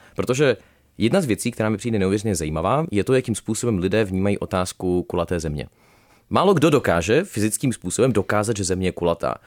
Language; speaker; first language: Czech; early bilingual, other home language; Russian